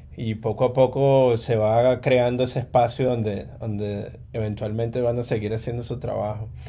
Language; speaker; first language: Spanish; native; Spanish